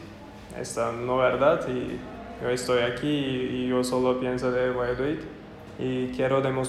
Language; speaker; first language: Spanish; non-native, learner; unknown